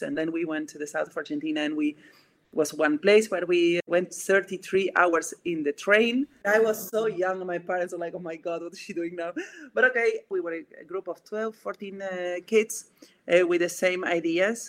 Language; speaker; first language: English; non-native, fluent; Spanish